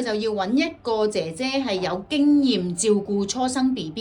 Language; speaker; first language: Cantonese; native; Cantonese